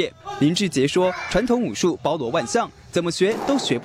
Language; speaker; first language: Chinese; native; Chinese